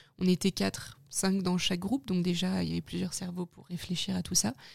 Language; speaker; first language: French; native; French